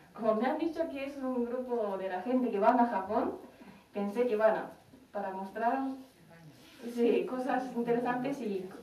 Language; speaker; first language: Spanish; non-native, fluent; Japanese